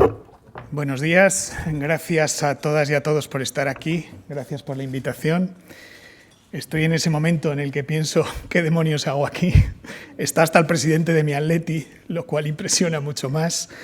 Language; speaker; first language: Spanish; native; Spanish